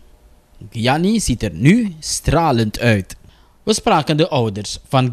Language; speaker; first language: Dutch; native; Dutch